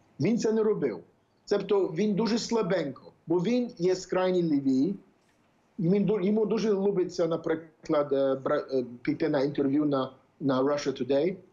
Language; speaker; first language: Ukrainian; early bilingual, heritage; English